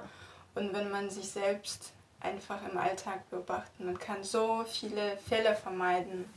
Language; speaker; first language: German; non-native, fluent; Russian